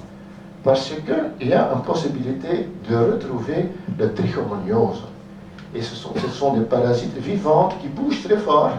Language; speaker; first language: French; non-native, local second language; Dutch